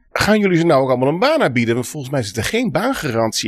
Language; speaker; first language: Dutch; native; Dutch